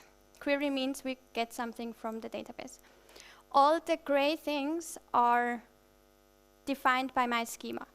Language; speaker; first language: English; non-native, fluent; German